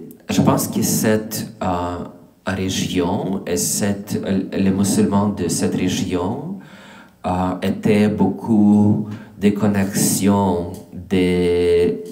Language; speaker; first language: French; non-native, learner; English